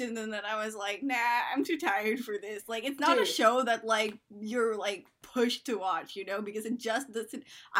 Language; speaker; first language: English; native; English